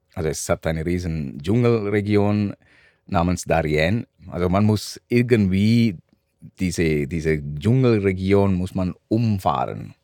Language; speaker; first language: German; non-native, fluent; Sinhala